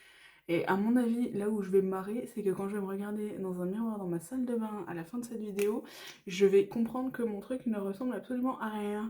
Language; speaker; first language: French; native; French